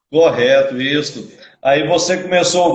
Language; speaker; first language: Portuguese; native; Portuguese